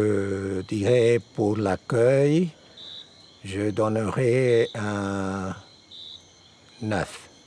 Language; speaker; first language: French; non-native, fluent; Spanish